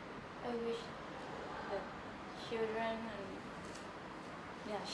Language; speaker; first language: English; non-native, learner; Thai